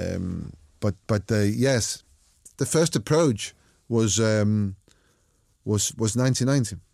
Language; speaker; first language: English; non-native, fluent; Danish